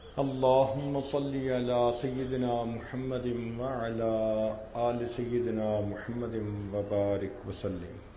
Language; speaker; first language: Urdu; non-native, local second language; Punjabi